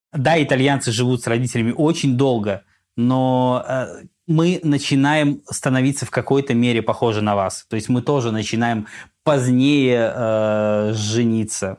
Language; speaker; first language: Russian; native; Russian